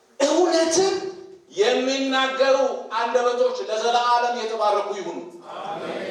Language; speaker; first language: Amharic; non-native, local second language; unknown